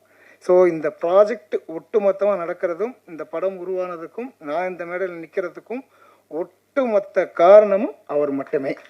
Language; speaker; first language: Tamil; native; Tamil